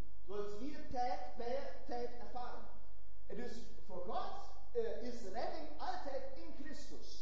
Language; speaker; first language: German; non-native, learner; Dutch